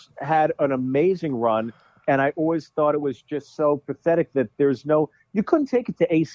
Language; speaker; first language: English; native; English